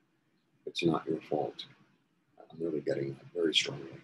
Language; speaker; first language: English; native; English